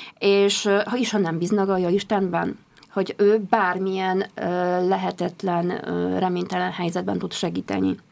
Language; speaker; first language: Hungarian; non-native, fluent; Polish